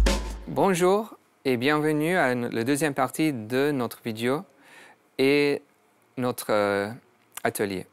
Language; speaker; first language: French; non-native, learner; English